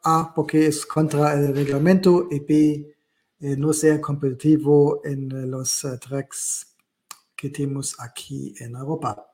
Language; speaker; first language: Spanish; non-native, learner; German